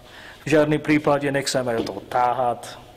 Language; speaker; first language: Czech; non-native, learner; English